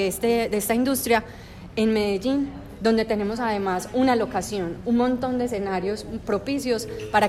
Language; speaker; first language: Spanish; native; Spanish